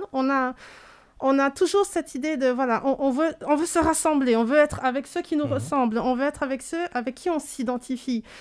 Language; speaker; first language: French; native; French